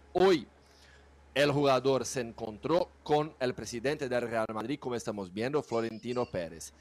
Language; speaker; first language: Spanish; non-native, fluent; Portuguese